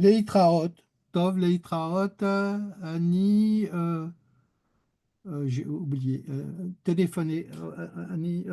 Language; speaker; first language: Hebrew; non-native, learner; French